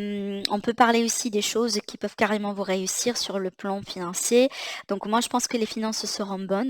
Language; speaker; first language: French; native; French